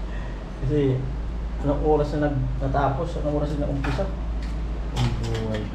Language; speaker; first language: Filipino; native; Filipino